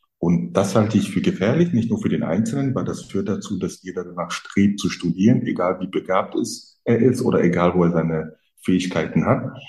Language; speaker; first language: German; early bilingual, other home language; French